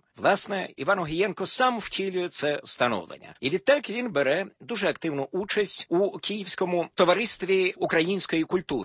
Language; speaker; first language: Ukrainian; native; Ukrainian